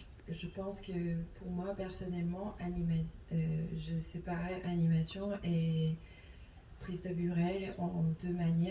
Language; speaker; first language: French; non-native, fluent; Chinese